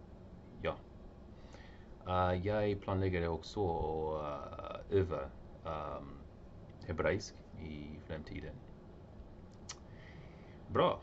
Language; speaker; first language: Norwegian; non-native, learner; English